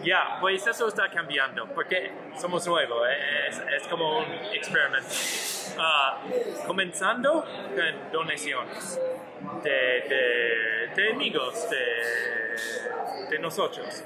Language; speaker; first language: Spanish; non-native, learner; English